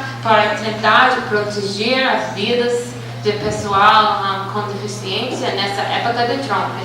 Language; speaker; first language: Portuguese; non-native, fluent; English